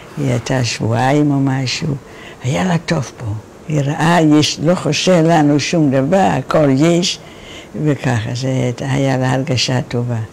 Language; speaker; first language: Hebrew; non-native, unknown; Dutch